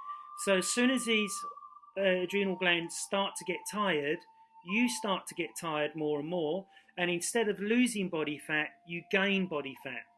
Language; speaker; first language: English; native; English